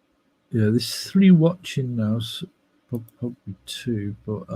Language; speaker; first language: English; native; English